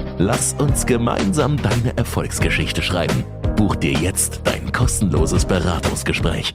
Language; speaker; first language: German; native; German